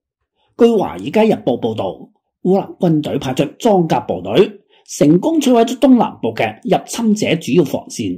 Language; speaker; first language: Chinese; non-native, local second language; Cantonese